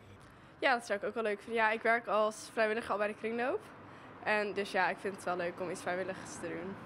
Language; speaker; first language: Dutch; native; Dutch